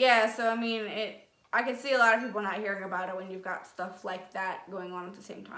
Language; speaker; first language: English; native; English